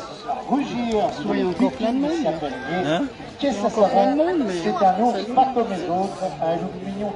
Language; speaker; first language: French; native; French